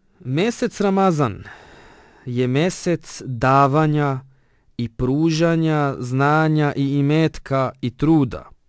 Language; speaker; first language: Bosnian; non-native, fluent; Arabic